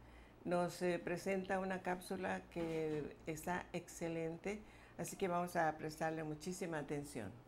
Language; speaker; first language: Spanish; native; Spanish